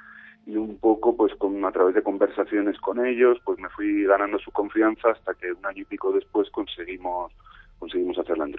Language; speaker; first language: Spanish; native; Spanish